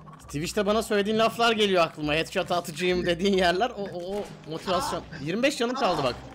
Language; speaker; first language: Turkish; native; Turkish